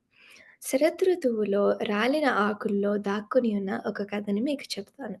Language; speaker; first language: Telugu; early bilingual, heritage; Telugu